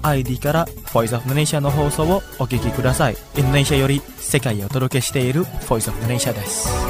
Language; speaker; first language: Japanese; non-native, fluent; Indonesian